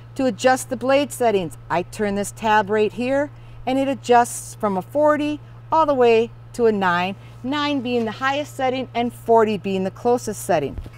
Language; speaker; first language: English; native; English